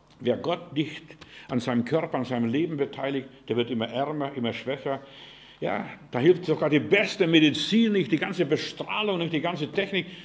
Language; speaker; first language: German; non-native, fluent; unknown